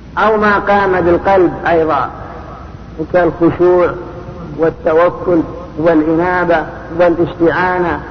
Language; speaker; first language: Arabic; native; Arabic